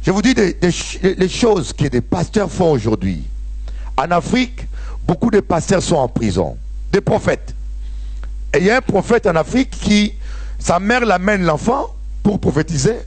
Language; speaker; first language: French; non-native, local second language; Lingala